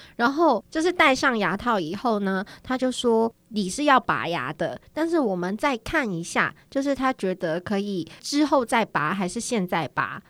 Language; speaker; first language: Chinese; non-native, fluent; Cantonese